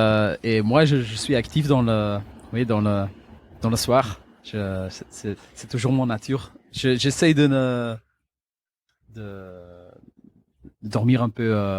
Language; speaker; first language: French; non-native, local second language; Dutch